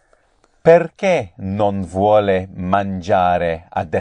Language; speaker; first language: Italian; non-native, learner; English